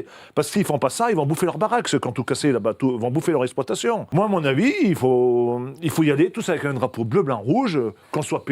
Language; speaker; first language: French; native; French